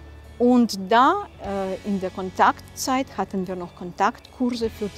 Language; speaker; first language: German; non-native, local second language; Russian